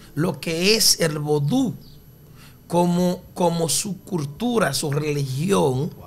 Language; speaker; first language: Spanish; early bilingual, other home language; Haitian Creole